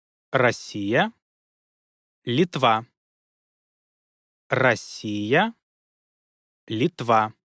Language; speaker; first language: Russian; non-native, learner; Lithuanian